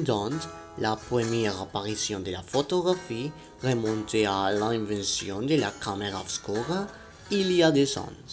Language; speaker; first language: French; non-native, learner; Spanish